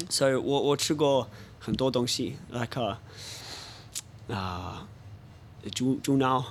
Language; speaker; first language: Chinese; non-native, fluent; English